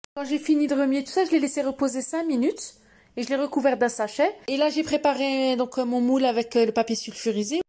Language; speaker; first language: French; non-native, local second language; Arabic